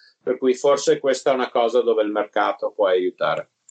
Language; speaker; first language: Italian; early bilingual, other home language; English